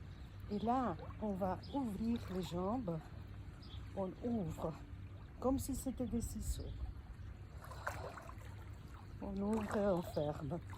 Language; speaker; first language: French; non-native, fluent; Spanish